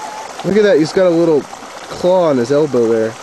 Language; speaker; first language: English; native; English